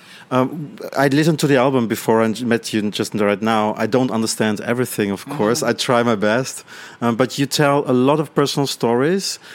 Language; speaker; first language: English; non-native, fluent; German